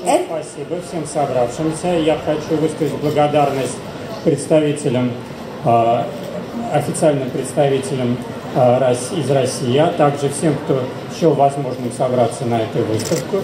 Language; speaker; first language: Russian; native; Russian